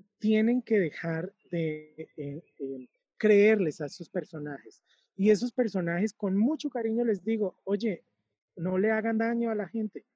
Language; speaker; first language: Spanish; native; Spanish